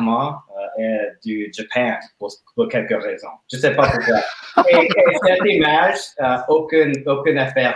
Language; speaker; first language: French; non-native, learner; English